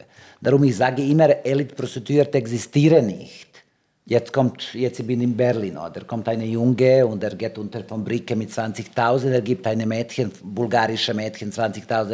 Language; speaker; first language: German; non-native, learner; Serbian